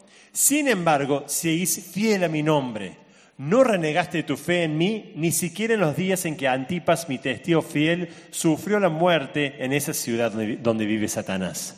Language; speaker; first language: Spanish; native; Spanish